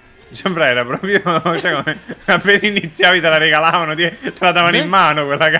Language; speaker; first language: Italian; native; Italian